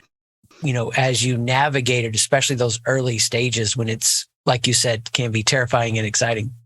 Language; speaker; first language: English; native; English